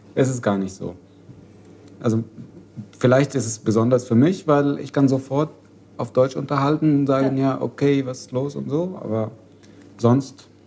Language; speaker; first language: German; non-native, fluent; Arabic